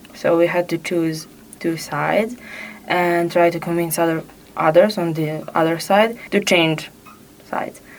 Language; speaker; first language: English; non-native, fluent; Serbian